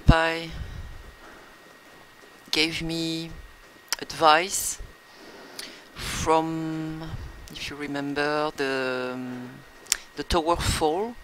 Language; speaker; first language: English; non-native, learner; French